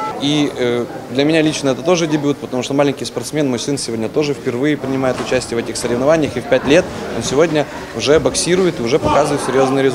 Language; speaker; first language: Russian; native; Russian